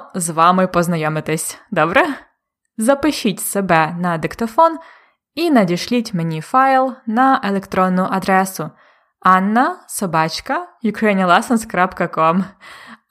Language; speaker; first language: Ukrainian; native; Ukrainian